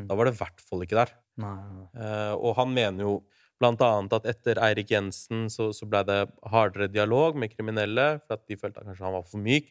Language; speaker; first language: Norwegian; early bilingual, other home language; Urdu